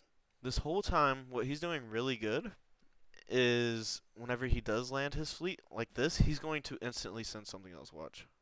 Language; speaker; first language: English; native; English